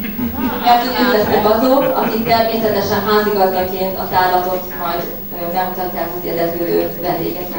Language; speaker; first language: Hungarian; native; Hungarian